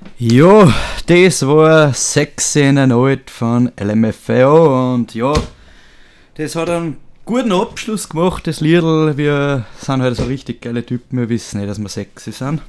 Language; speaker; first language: German; native; German